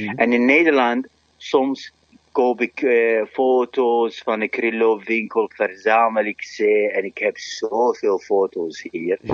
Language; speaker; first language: Dutch; non-native, fluent; Arabic